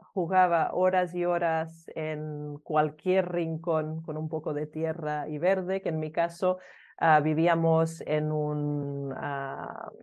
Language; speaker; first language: Spanish; early bilingual, other home language; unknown